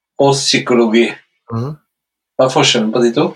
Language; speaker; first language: Norwegian; native; Norwegian